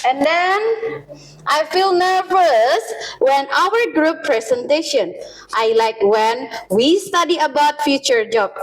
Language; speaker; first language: English; non-native, learner; Indonesian